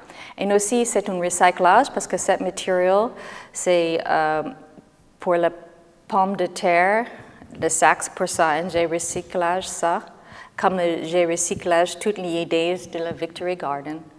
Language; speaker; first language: French; non-native, learner; English